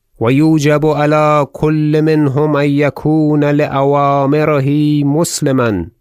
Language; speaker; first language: Arabic; non-native, fluent; Persian